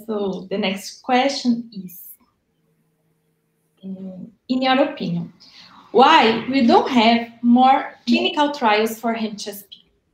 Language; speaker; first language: English; non-native, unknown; Portuguese